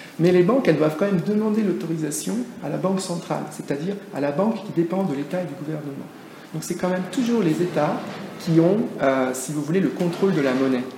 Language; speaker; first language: French; native; French